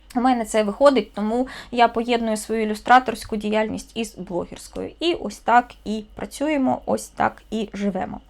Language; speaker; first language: Ukrainian; non-native, local second language; Russian